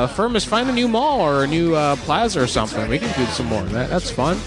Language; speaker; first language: English; early bilingual, other home language; Spanish